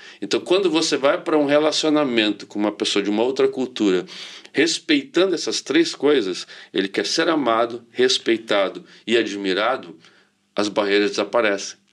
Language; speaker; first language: Portuguese; native; Portuguese